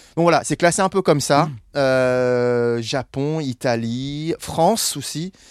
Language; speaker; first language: French; non-native, fluent; English